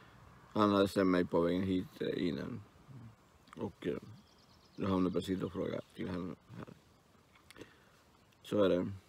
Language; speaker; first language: Swedish; non-native, learner; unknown